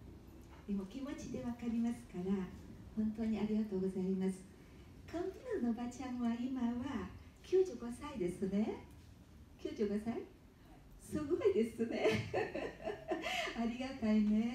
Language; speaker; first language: Japanese; early bilingual, heritage; Japanese